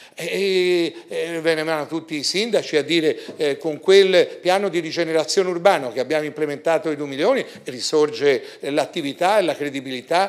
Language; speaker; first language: Italian; native; Italian